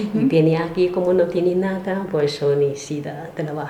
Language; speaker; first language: Spanish; non-native, learner; Chinese